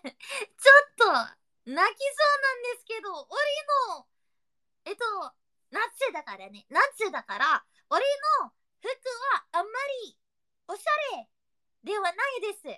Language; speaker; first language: Japanese; non-native, learner; Indonesian